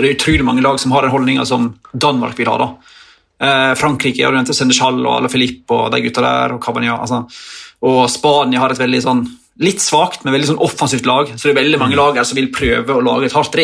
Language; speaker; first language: Norwegian; native; Norwegian